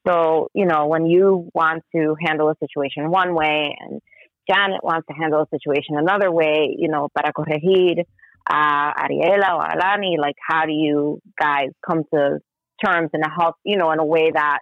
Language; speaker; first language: English; native; English